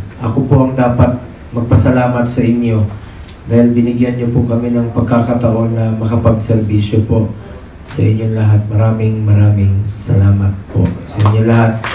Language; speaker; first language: Filipino; non-native, local second language; Cebuano